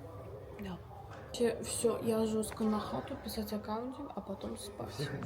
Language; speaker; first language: Russian; native; Russian